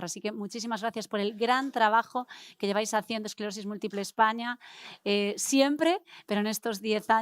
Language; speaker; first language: Spanish; native; Spanish